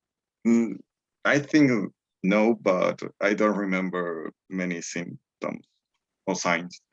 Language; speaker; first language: English; non-native, learner; Spanish